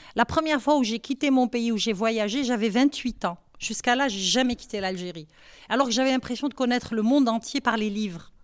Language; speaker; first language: French; non-native, local second language; Arabic